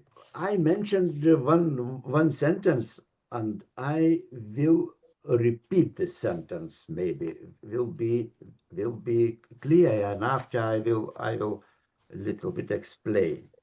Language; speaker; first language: English; non-native, learner; Lithuanian